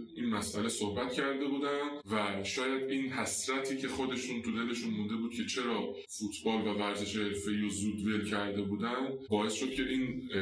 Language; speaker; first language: Persian; non-native, local second language; Azerbaijani